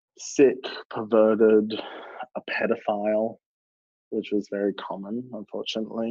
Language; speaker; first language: English; native; English